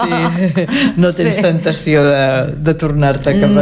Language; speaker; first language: Catalan; native; Catalan